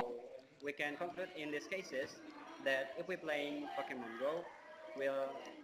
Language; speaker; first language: English; non-native, learner; Indonesian